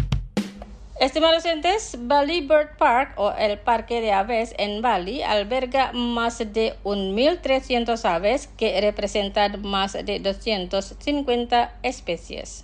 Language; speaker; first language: Spanish; non-native, fluent; Indonesian